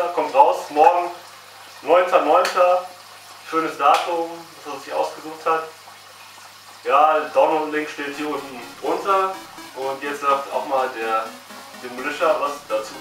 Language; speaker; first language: German; native; German